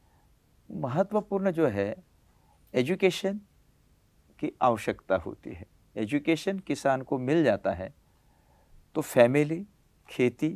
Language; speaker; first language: Hindi; native; Hindi